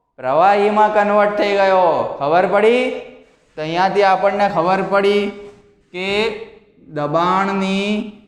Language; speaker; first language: Gujarati; native; Gujarati